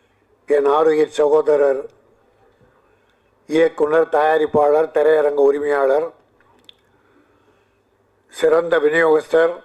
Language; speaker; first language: Tamil; native; Tamil